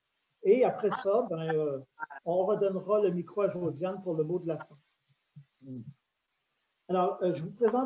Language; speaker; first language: French; native; French